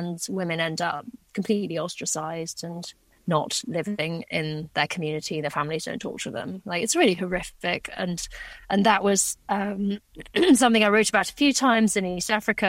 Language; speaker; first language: English; native; English